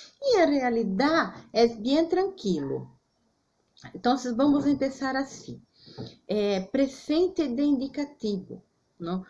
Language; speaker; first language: Spanish; non-native, fluent; Portuguese